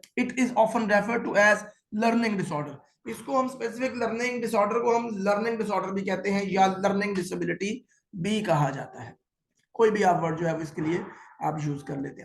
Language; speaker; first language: Urdu; native; Urdu